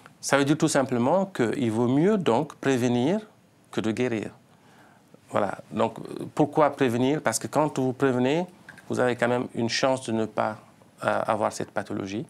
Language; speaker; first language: French; non-native, local second language; Fula